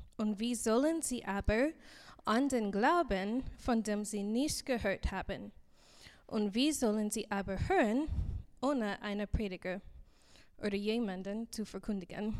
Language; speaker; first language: German; non-native, learner; English